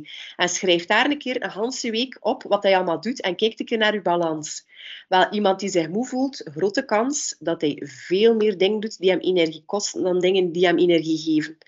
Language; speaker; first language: Dutch; native; Dutch